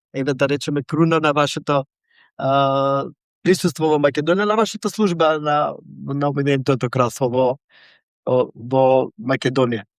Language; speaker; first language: Macedonian; native; Macedonian